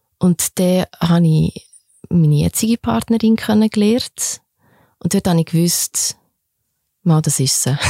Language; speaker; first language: German; early bilingual, other home language; Albanian